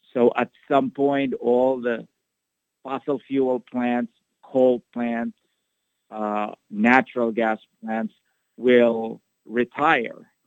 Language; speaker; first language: English; non-native, local second language; Filipino